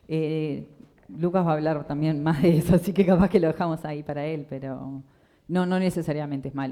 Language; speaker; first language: Spanish; native; Spanish